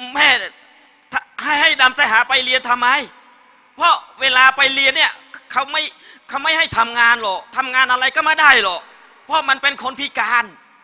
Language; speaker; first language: Thai; non-native, learner; Khmer